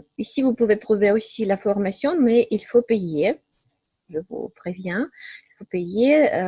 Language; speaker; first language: French; non-native, fluent; Russian